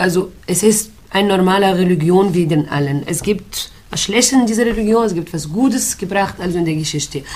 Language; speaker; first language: German; non-native, fluent; Arabic